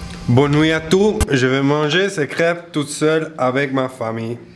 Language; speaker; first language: French; non-native, learner; Spanish